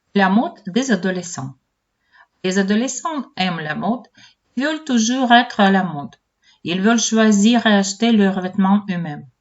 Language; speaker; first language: French; non-native, fluent; Ukrainian